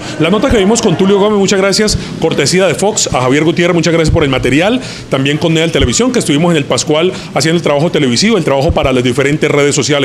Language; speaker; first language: Spanish; native; Spanish